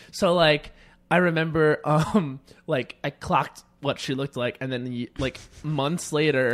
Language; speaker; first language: English; native; English